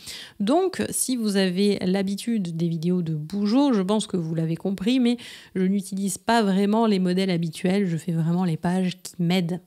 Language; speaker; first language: French; native; French